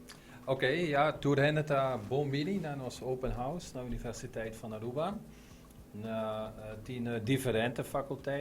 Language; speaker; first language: Dutch; non-native, local second language; Papiamento